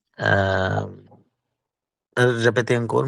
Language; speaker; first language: French; non-native, learner; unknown